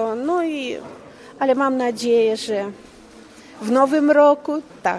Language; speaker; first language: Polish; early bilingual, heritage; Russian